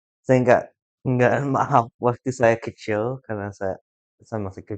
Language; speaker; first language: Indonesian; early bilingual, heritage; English